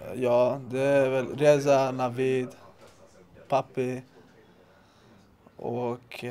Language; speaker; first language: Swedish; non-native, local second language; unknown